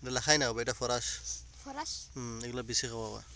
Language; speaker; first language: Bangla; non-native, local second language; Sylheti